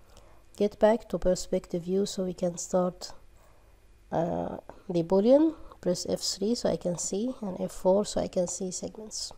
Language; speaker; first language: English; non-native, fluent; Arabic